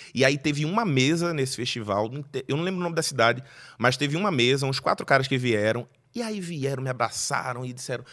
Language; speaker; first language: Portuguese; native; Portuguese